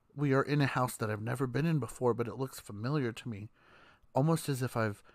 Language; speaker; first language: English; native; English